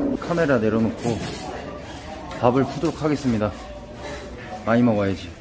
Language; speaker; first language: Korean; native; Korean